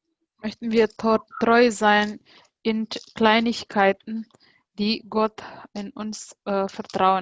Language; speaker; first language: German; non-native, fluent; Indonesian